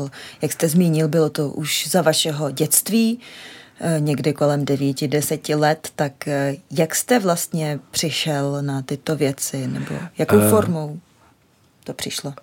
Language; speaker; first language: Czech; native; Czech